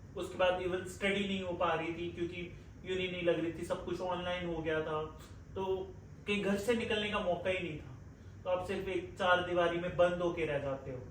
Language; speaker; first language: Hindi; non-native, local second language; Punjabi